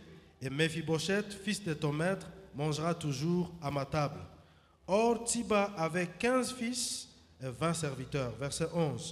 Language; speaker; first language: French; non-native, local second language; Lingala